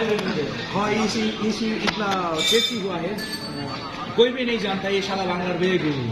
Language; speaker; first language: Hindi; non-native, learner; Bangla